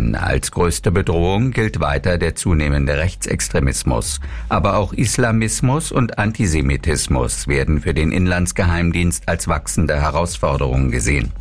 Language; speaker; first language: German; native; German